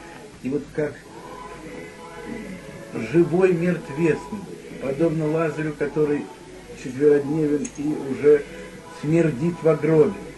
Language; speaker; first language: Russian; native; Russian